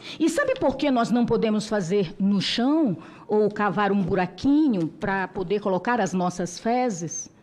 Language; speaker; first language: Portuguese; non-native, local second language; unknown